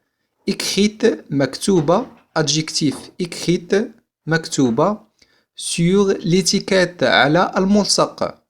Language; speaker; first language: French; non-native, fluent; Arabic